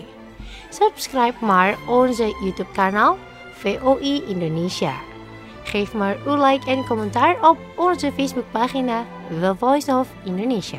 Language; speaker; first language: Dutch; non-native, fluent; Indonesian